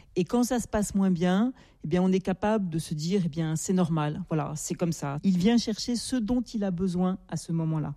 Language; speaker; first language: French; native; French